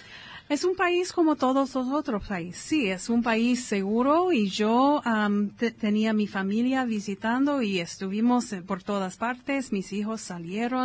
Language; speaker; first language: Spanish; non-native, fluent; English